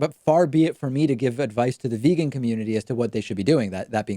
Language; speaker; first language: English; native; English